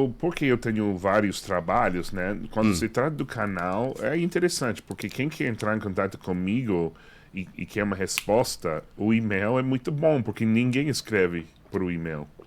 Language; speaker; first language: Portuguese; non-native, fluent; English